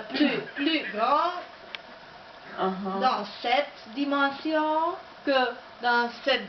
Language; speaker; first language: French; non-native, learner; Czech